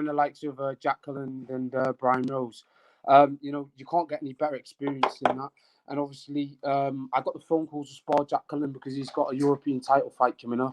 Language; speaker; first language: English; native; English